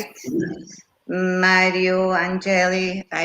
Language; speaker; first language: English; non-native, fluent; Portuguese